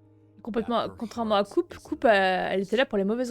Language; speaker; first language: French; native; French